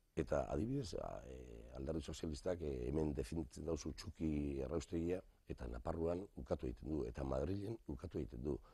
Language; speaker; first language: Basque; native; Basque